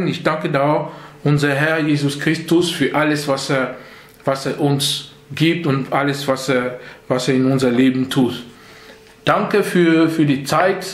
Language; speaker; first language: German; non-native, fluent; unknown